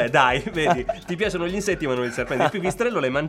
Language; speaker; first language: Italian; native; Italian